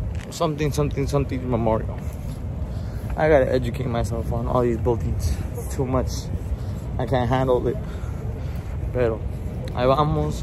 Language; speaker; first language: English; early bilingual, other home language; Spanish